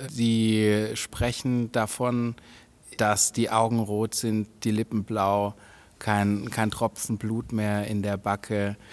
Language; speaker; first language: German; native; German